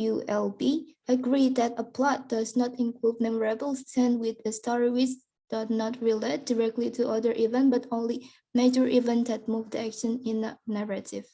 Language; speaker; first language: English; non-native, learner; Indonesian